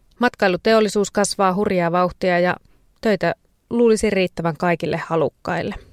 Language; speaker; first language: Finnish; native; Finnish